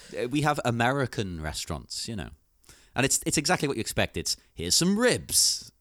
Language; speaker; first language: English; native; English